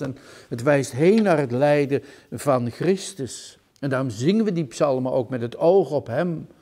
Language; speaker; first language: Dutch; native; Dutch